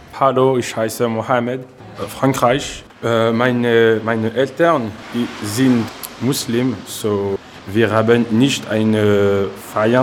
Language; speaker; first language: German; non-native, learner; French